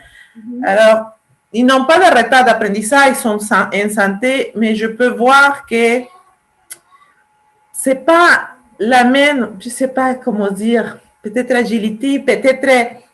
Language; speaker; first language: French; non-native, fluent; Spanish